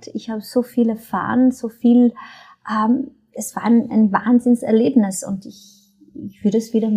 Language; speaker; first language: German; non-native, fluent; Portuguese